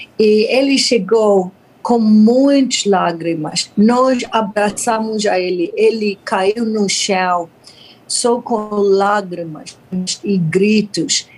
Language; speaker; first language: Portuguese; non-native, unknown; English